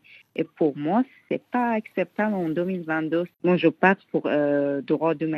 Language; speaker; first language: French; non-native, learner; Persian